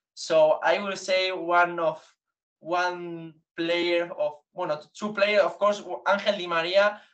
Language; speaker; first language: English; non-native, learner; Spanish